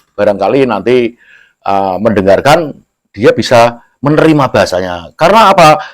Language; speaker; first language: Indonesian; non-native, local second language; Javanese